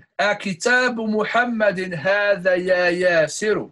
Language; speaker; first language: Arabic; non-native, fluent; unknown